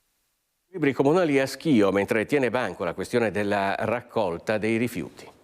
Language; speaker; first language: Italian; native; Italian